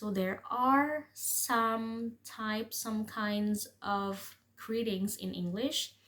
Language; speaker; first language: English; non-native, fluent; Indonesian